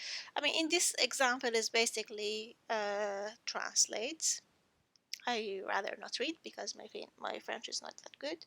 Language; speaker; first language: English; non-native, fluent; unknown